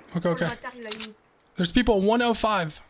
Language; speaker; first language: English; native; English